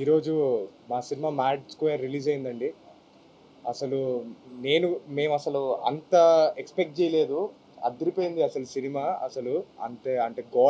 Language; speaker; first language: Telugu; non-native, fluent; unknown